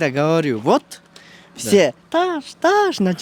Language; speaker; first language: Russian; non-native, local second language; Kyrgyz